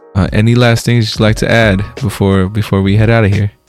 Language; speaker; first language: English; native; English